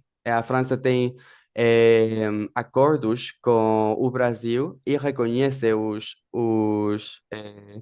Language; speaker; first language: Portuguese; non-native, fluent; Spanish